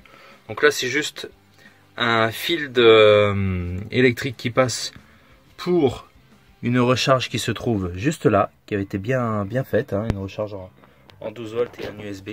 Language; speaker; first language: French; native; French